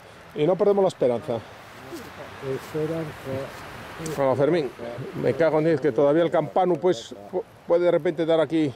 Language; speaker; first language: Spanish; native; Spanish